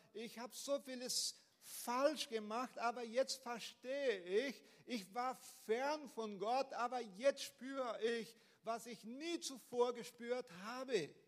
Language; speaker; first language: German; non-native, fluent; Portuguese